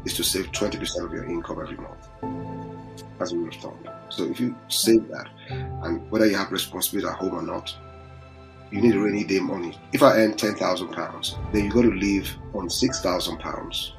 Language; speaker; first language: English; non-native, local second language; Yoruba